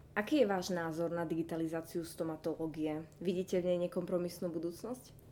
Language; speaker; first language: Slovak; native; Slovak